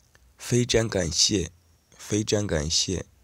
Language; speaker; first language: Chinese; non-native, learner; Kinyarwanda